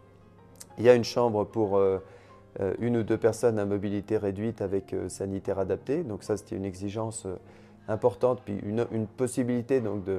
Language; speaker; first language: French; native; French